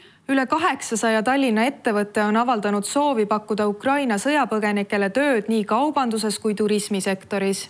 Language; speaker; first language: Estonian; native; Estonian